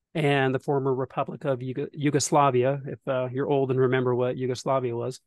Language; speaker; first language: English; native; English